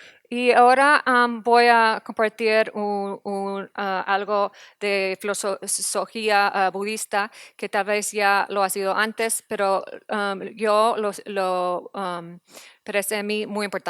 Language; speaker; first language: Spanish; non-native, fluent; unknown